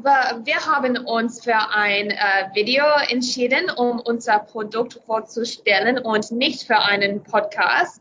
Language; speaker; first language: German; non-native, learner; English